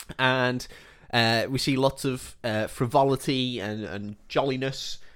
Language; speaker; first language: English; native; English